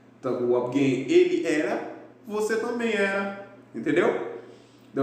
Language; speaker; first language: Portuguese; non-native, fluent; Haitian Creole